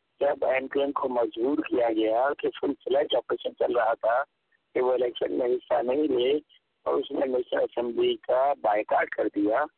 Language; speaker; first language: Urdu; non-native, local second language; Punjabi